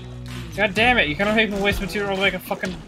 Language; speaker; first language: English; native; English